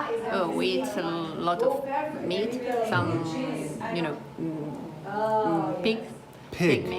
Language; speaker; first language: English; non-native, fluent; Italian